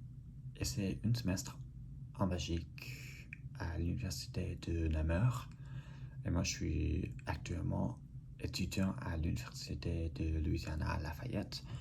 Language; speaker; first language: French; non-native, learner; English